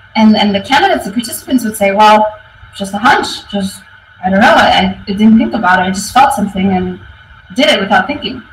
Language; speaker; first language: English; native; English